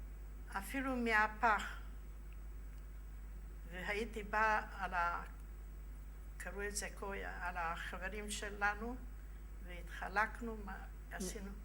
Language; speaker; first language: Hebrew; non-native, fluent; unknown